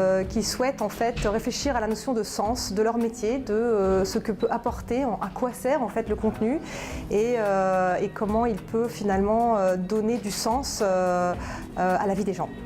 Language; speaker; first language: French; native; French